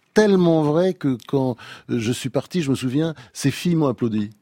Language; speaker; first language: French; native; French